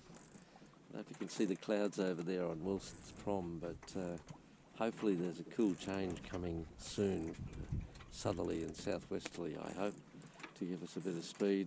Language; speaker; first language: English; native; English